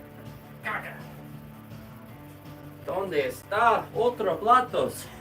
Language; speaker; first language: Spanish; non-native, learner; English